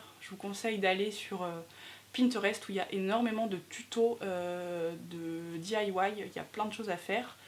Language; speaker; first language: French; native; French